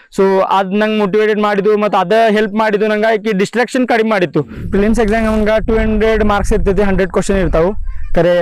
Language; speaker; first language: Kannada; non-native, local second language; Marathi